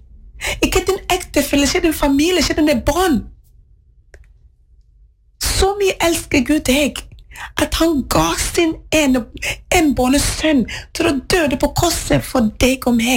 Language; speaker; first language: Norwegian; non-native, fluent; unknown